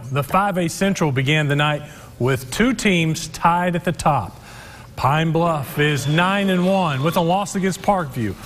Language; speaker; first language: English; native; English